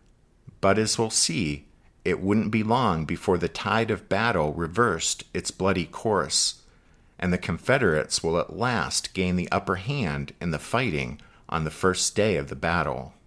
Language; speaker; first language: English; native; English